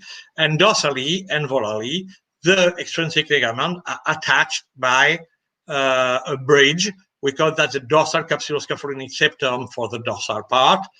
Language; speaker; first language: English; non-native, fluent; French